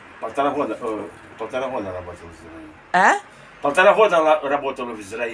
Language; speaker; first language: Russian; early bilingual, heritage; Russian